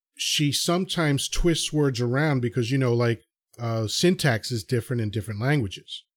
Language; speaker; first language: English; early bilingual, other home language; Spanish